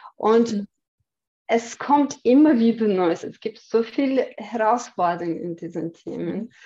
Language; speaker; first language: German; non-native, fluent; Chechen